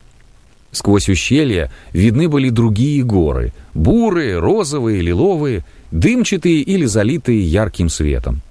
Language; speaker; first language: Russian; native; Russian